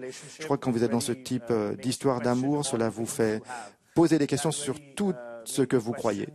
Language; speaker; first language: French; non-native, fluent; Urdu